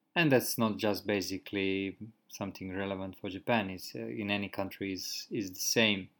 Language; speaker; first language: English; non-native, fluent; Croatian